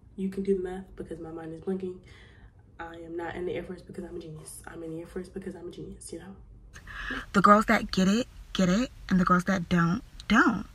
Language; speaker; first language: English; native; English